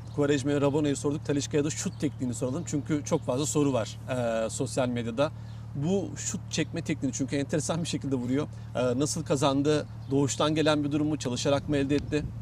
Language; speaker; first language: Turkish; native; Turkish